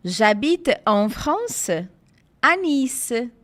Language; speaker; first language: French; non-native, fluent; Portuguese